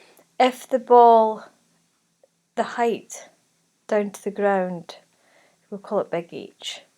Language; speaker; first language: English; native; English